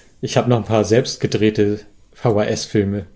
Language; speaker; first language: German; native; German